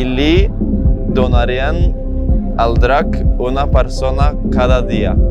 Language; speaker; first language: Catalan; non-native, learner; English